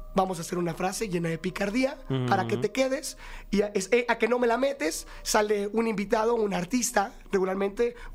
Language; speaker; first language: Spanish; native; Spanish